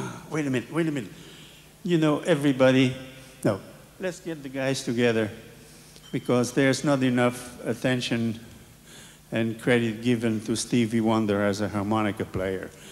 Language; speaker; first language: English; non-native, fluent; French